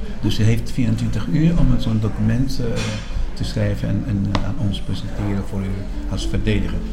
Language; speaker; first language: Dutch; non-native, fluent; Spanish